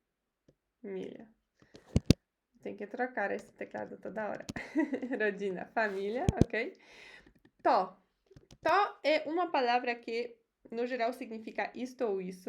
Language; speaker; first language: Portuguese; non-native, fluent; Polish